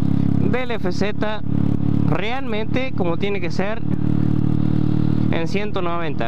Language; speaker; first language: Spanish; native; Spanish